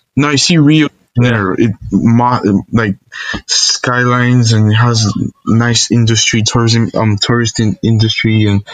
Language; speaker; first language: English; non-native, local second language; Igbo